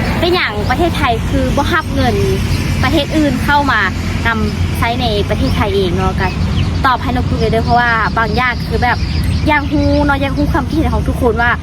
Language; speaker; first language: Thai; non-native, learner; Lao